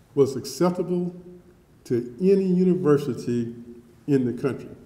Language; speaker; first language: English; native; English